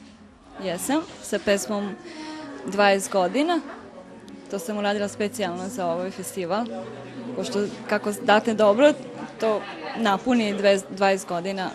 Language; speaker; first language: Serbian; non-native, fluent; Romanian